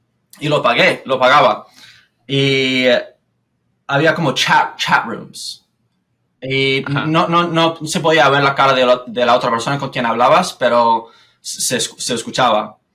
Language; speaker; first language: Spanish; non-native, fluent; English